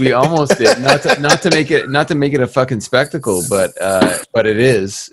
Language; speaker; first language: English; native; English